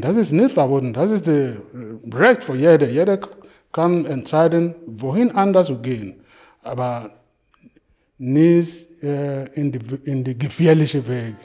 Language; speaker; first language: German; non-native, fluent; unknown